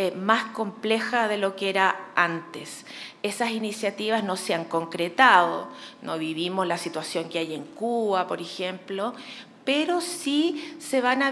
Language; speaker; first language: Spanish; native; Spanish